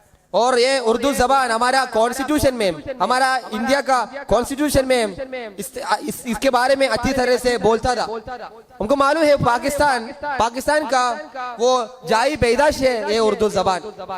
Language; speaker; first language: Hindi; non-native, local second language; Malayalam